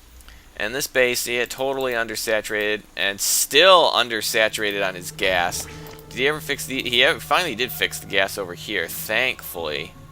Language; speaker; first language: English; native; English